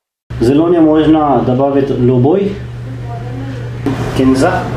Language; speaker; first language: Russian; non-native, learner; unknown